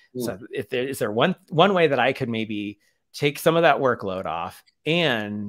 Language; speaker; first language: English; native; English